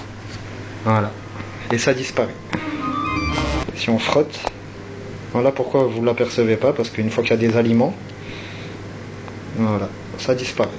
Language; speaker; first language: French; native; French